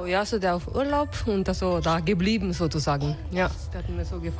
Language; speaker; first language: German; non-native, learner; Japanese